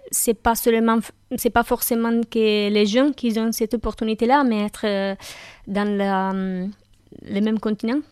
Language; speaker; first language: French; non-native, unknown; Italian